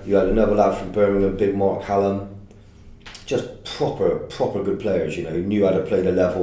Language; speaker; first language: English; native; English